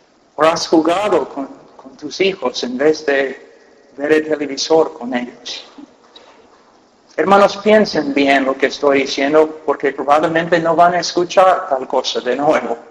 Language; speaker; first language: Spanish; non-native, fluent; English